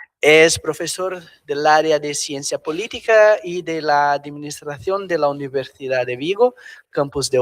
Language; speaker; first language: Spanish; non-native, fluent; Portuguese